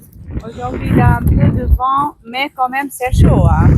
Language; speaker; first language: French; non-native, fluent; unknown